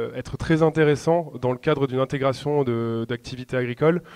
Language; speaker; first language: French; native; French